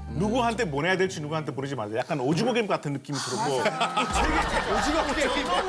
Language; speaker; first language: Korean; non-native, fluent; Hindi